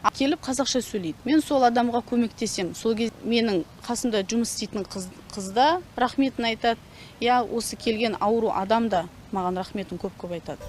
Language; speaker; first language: Kazakh; non-native, local second language; Russian